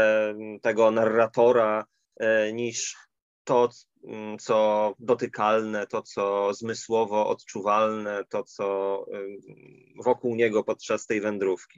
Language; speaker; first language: Polish; native; Polish